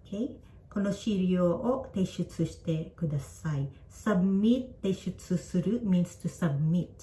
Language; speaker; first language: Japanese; non-native, fluent; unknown